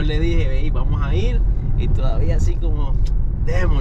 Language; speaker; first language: Spanish; native; Spanish